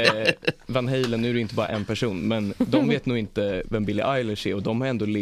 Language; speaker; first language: Swedish; native; Swedish